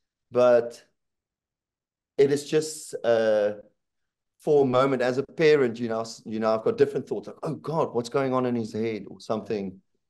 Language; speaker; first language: English; non-native, local second language; Afrikaans